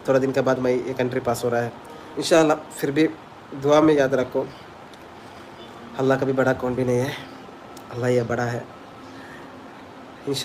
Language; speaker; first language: Hindi; non-native, local second language; Malayalam